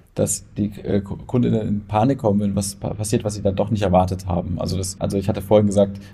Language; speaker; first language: German; native; German